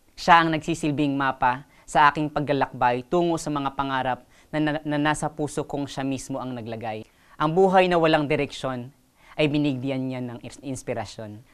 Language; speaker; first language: Filipino; non-native, local second language; Waray